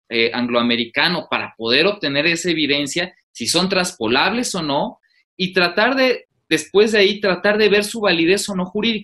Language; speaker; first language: Spanish; native; Spanish